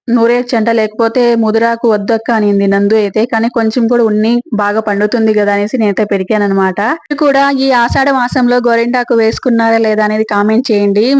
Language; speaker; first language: Telugu; native; Telugu